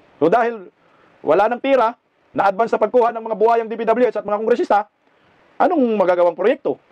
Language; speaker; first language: Filipino; non-native, local second language; Cebuano